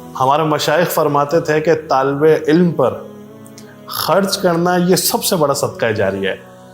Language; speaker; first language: Urdu; native; Urdu